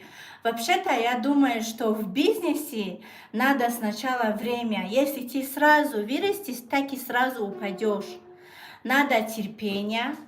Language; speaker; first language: Russian; non-native, learner; Tajik